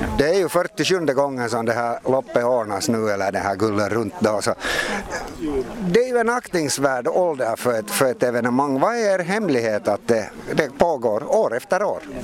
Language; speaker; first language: Swedish; native; Swedish